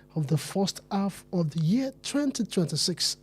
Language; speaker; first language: English; non-native, local second language; Yoruba